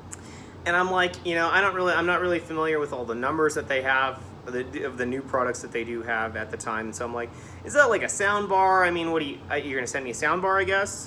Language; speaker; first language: English; native; English